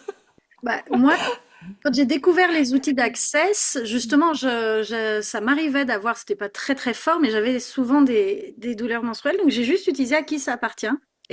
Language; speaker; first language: French; native; French